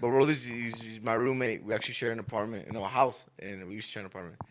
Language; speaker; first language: English; early bilingual, other home language; Spanish